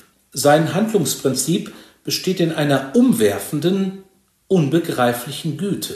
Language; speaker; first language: German; native; German